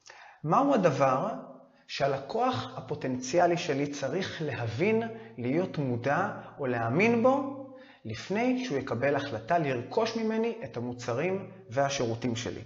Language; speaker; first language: Hebrew; native; Hebrew